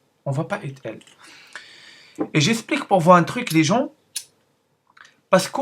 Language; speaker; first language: French; non-native, learner; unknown